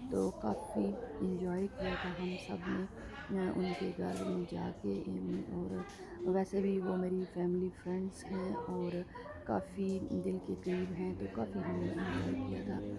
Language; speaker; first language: Urdu; native; Urdu